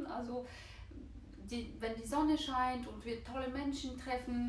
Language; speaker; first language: German; non-native, fluent; Bulgarian